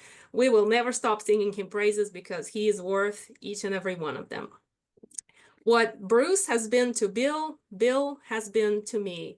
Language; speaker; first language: English; non-native, fluent; Russian